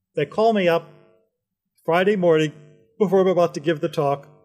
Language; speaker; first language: English; native; English